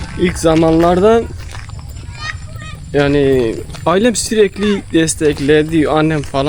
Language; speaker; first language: Turkish; non-native, learner; Indonesian